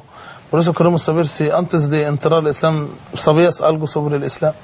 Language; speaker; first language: Spanish; non-native, fluent; Arabic